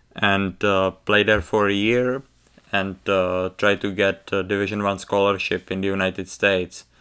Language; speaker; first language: English; non-native, fluent; Czech